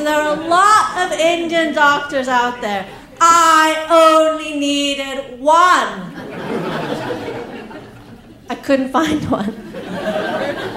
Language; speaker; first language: English; native; English